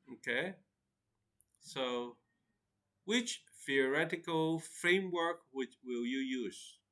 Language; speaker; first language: English; non-native, fluent; Chinese